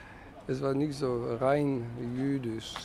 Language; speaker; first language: German; non-native, fluent; Polish